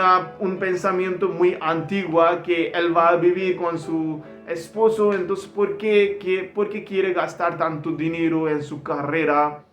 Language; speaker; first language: Spanish; non-native, learner; Hindi